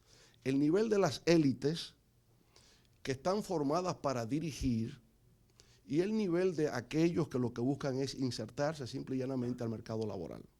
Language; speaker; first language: Spanish; native; Spanish